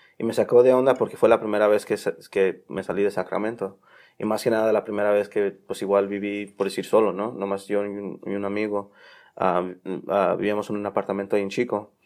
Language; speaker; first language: Spanish; early bilingual, heritage; Spanish